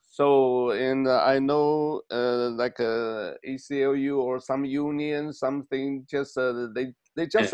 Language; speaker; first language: English; non-native, learner; Chinese